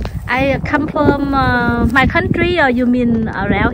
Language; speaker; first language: English; non-native, local second language; Vietnamese